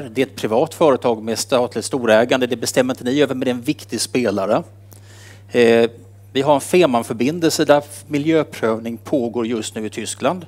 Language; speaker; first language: Swedish; native; Swedish